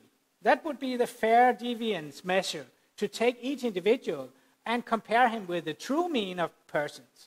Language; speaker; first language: English; non-native, fluent; Danish